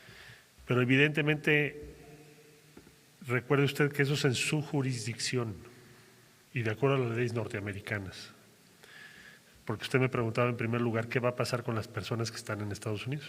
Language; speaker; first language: Spanish; native; Spanish